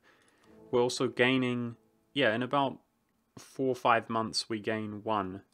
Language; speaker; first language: English; native; English